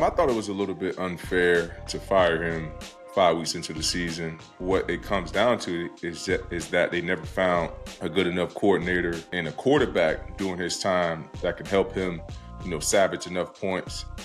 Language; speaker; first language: English; native; English